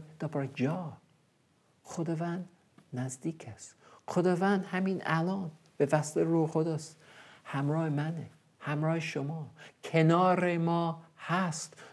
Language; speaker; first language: Persian; non-native, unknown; English